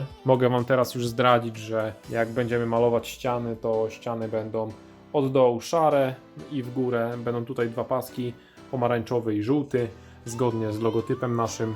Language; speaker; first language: Polish; native; Polish